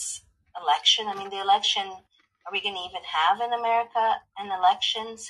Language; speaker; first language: English; native; English